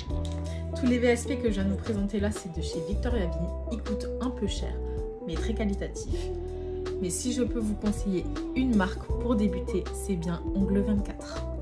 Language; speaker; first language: French; native; French